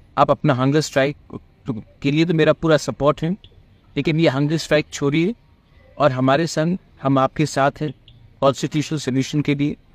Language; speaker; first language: Hindi; non-native, local second language; Kok Borok